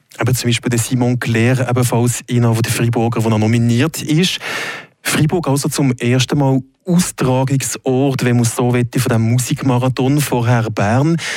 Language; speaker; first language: German; native; German